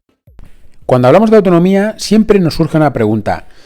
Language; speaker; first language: Spanish; native; Spanish